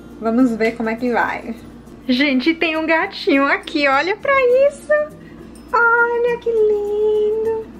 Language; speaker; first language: Portuguese; early bilingual, heritage; Portuguese